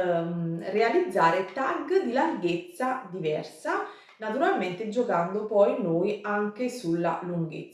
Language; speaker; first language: Italian; native; Italian